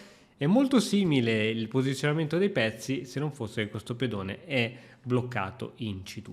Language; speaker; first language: Italian; native; Italian